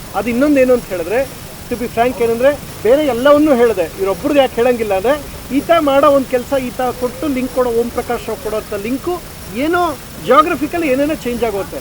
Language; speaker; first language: Kannada; native; Kannada